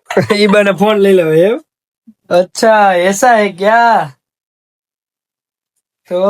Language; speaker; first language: Hindi; non-native, local second language; Gujarati